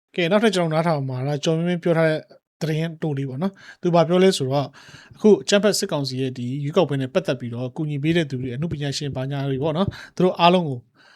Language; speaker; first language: Burmese; native; Burmese